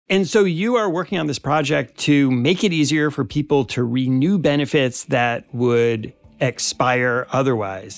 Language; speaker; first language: English; native; English